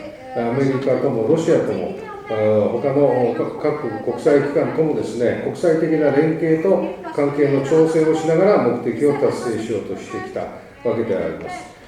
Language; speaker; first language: Japanese; native; Japanese